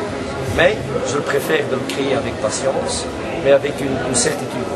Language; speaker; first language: French; non-native, local second language; Dutch